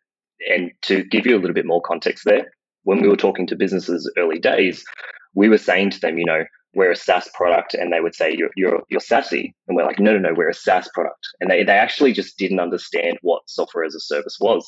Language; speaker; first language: English; native; English